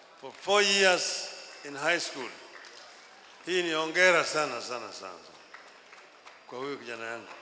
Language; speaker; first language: Swahili; non-native, local second language; Luo (Kenya and Tanzania)